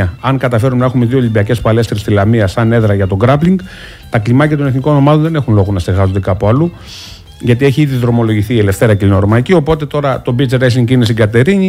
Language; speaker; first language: Greek; native; Greek